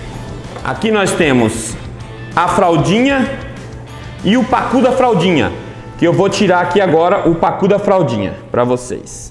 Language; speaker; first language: Portuguese; native; Portuguese